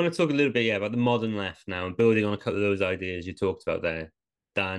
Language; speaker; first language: English; native; English